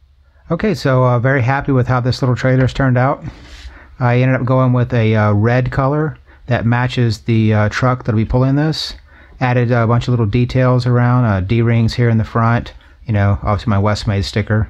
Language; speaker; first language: English; native; English